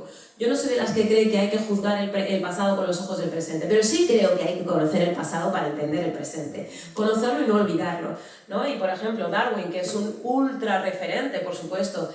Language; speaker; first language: Spanish; native; Spanish